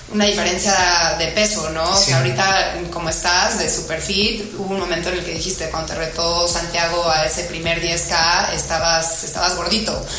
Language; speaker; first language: Spanish; early bilingual, heritage; Spanish